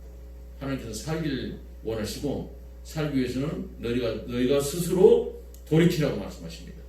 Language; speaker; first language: Korean; native; Korean